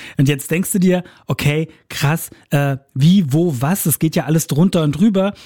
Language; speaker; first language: German; native; German